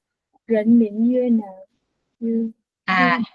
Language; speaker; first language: Chinese; non-native, learner; Vietnamese